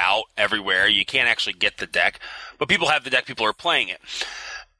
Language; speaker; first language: English; native; English